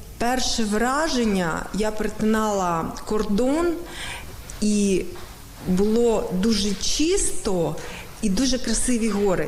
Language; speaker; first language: Ukrainian; native; Ukrainian